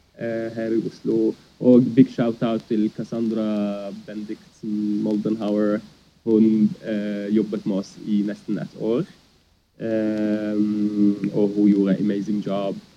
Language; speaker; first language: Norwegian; early bilingual, other home language; Arabic